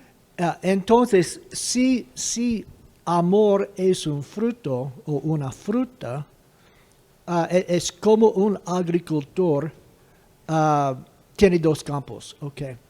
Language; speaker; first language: Spanish; non-native, fluent; English